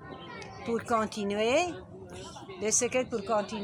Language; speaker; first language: French; non-native, learner; Italian